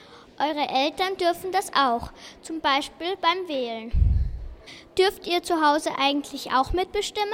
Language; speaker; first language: German; native; German